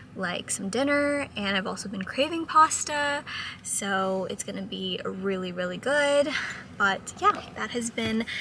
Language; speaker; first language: English; native; English